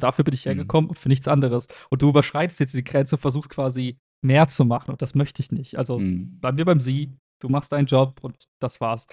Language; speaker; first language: German; native; German